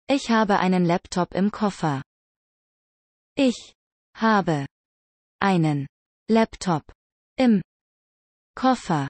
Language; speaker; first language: German; non-native, learner; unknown